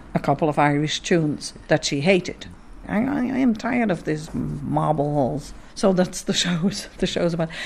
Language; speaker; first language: English; non-native, fluent; Dutch